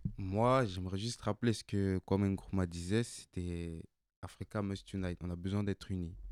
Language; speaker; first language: French; non-native, local second language; Bambara